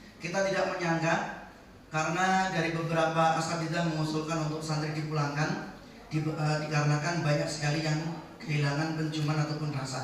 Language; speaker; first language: Indonesian; native; Indonesian